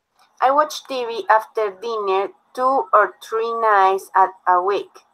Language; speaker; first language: English; non-native, learner; Spanish